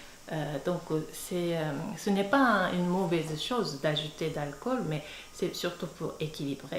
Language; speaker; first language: French; non-native, fluent; Japanese